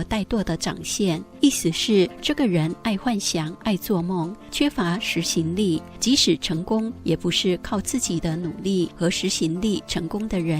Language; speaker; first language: Chinese; native; Chinese